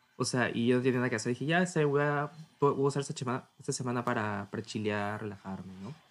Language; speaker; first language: Spanish; native; Spanish